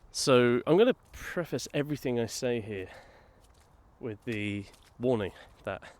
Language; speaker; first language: English; native; English